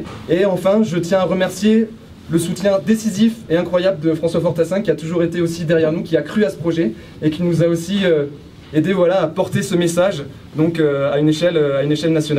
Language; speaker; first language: French; native; French